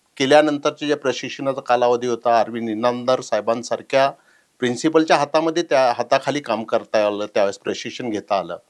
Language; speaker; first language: Marathi; native; Marathi